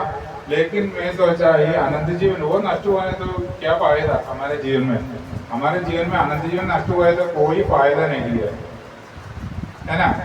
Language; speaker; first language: Hindi; non-native, local second language; Malayalam